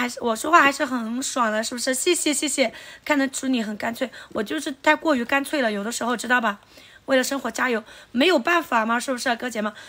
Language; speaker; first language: Chinese; non-native, local second language; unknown